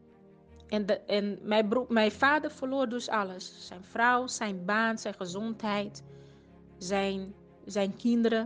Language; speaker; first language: Dutch; non-native, fluent; Portuguese